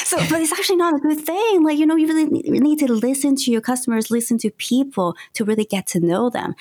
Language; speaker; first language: English; non-native, local second language; Cantonese